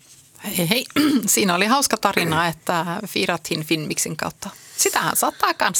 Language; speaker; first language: Finnish; early bilingual, heritage; Finnish